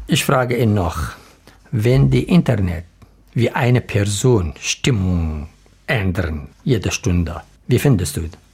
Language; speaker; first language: German; non-native, learner; Arabic